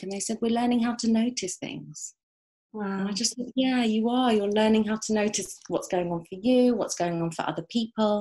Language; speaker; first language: English; native; English